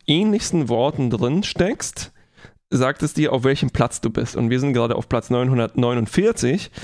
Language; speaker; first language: German; non-native, fluent; Polish